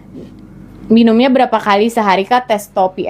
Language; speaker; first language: Indonesian; native; Indonesian